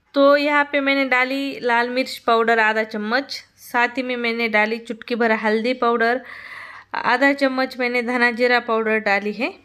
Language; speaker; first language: Hindi; non-native, local second language; Marathi